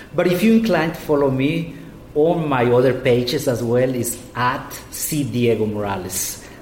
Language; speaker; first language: English; non-native, fluent; Spanish